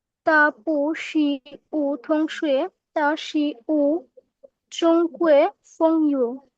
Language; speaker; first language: Chinese; non-native, learner; Bangla